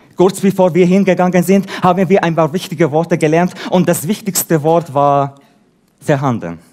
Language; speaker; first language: German; non-native, fluent; Arabic